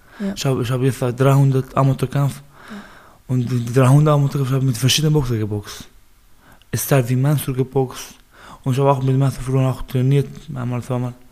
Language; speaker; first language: German; non-native, learner; Baluchi